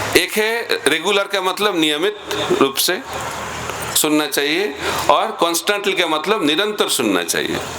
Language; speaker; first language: Hindi; non-native, local second language; Bangla